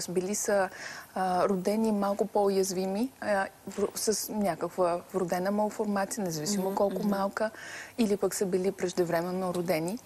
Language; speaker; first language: Bulgarian; native; Bulgarian